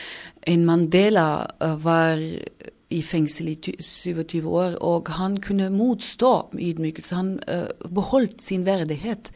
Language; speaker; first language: Norwegian; non-native, fluent; German